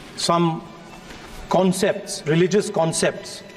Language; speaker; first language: English; non-native, local second language; Hindi